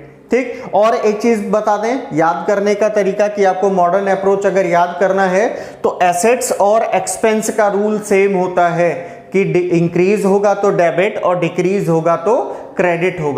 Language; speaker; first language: Hindi; native; Hindi